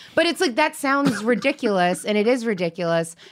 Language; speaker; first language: English; native; English